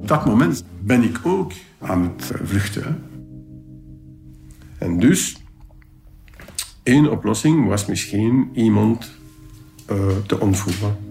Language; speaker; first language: Dutch; non-native, local second language; French